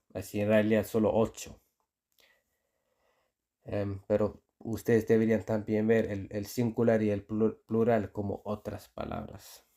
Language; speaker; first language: Spanish; non-native, fluent; Icelandic